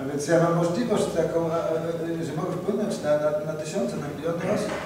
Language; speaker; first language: Polish; native; Polish